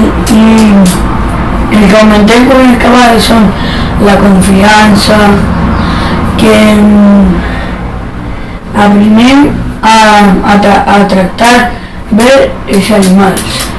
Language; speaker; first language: Catalan; non-native, local second language; Spanish